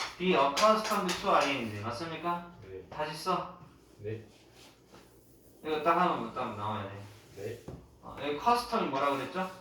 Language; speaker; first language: Korean; native; Korean